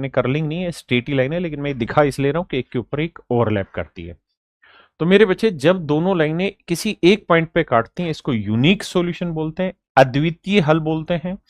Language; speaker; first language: Hindi; native; Hindi